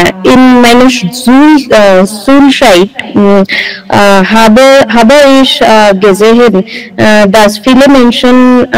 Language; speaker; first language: German; non-native, learner; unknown